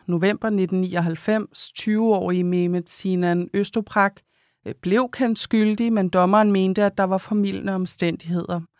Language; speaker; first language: Danish; native; Danish